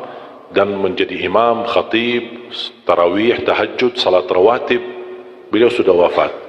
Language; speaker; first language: Indonesian; non-native, fluent; Arabic